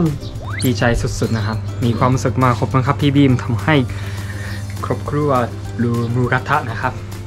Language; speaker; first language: Thai; non-native, learner; Japanese